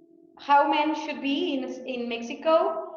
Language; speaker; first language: English; non-native, fluent; Spanish